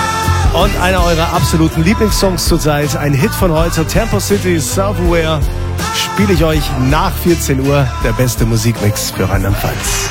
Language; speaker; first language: German; native; German